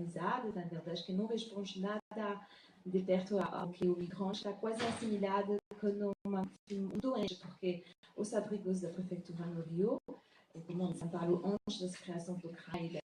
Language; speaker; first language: Portuguese; non-native, fluent; French